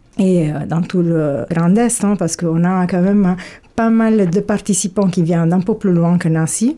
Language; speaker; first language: French; non-native, fluent; Italian